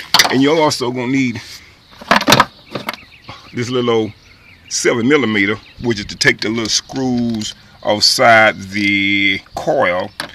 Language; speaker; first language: English; native; English